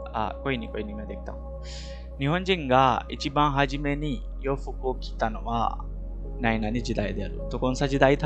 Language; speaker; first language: Japanese; non-native, fluent; Hindi